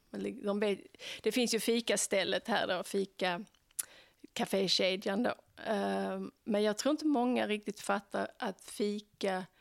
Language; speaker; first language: Swedish; native; Swedish